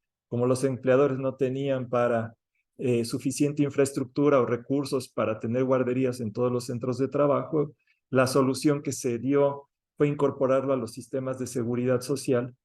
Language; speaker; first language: Spanish; native; Spanish